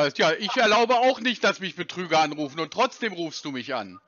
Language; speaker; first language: German; native; German